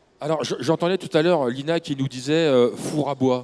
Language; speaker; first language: French; native; French